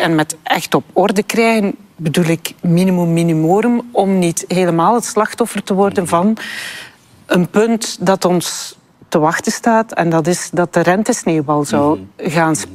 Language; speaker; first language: Dutch; native; Dutch